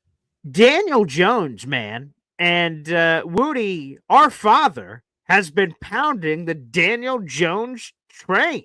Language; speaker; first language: English; native; English